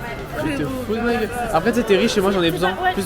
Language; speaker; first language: French; native; French